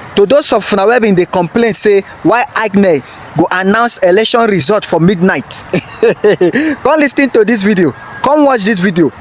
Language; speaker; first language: Nigerian Pidgin; native; Nigerian Pidgin